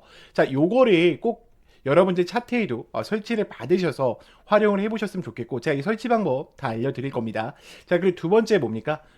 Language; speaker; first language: Korean; native; Korean